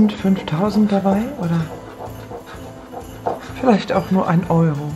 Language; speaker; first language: German; native; German